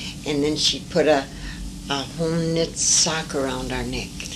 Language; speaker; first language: English; early bilingual, other home language; French